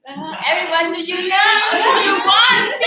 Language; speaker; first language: English; non-native, learner; Vietnamese